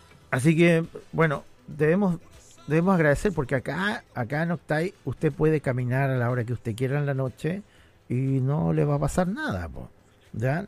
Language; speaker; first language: Spanish; native; Spanish